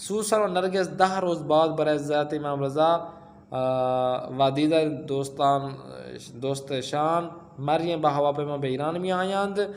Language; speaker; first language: Persian; non-native, fluent; Urdu